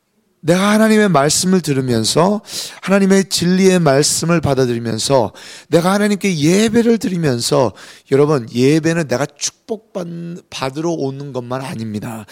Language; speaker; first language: Korean; native; Korean